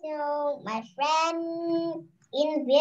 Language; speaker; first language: English; non-native, learner; Vietnamese